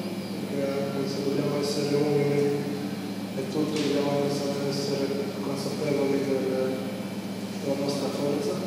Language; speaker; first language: Italian; non-native, fluent; Croatian